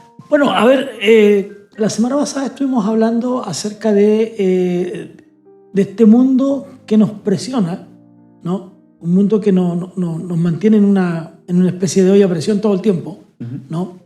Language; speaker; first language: Spanish; native; Spanish